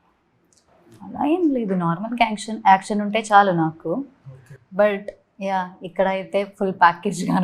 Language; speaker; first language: Telugu; non-native, learner; Malayalam